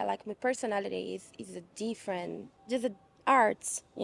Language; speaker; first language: English; non-native, fluent; Portuguese